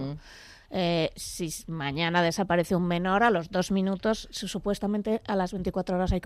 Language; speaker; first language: Spanish; native; Spanish